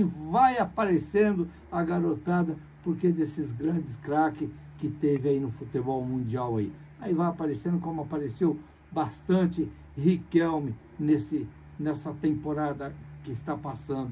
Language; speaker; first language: Portuguese; native; Portuguese